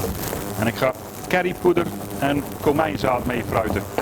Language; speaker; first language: Dutch; native; Dutch